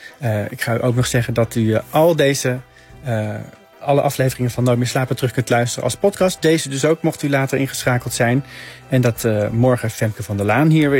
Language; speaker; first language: Dutch; native; Dutch